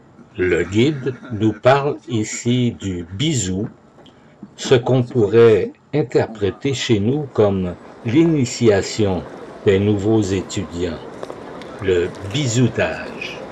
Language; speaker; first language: French; native; French